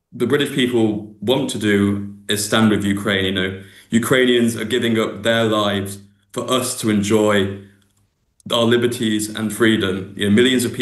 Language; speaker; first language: English; native; English